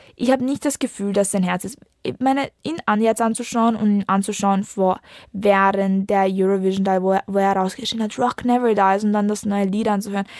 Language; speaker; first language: German; early bilingual, other home language; Italian